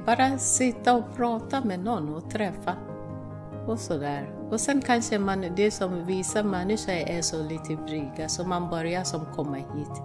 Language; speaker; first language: Swedish; non-native, fluent; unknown